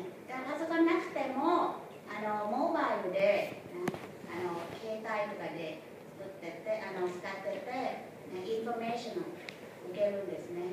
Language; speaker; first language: Japanese; non-native, fluent; Thai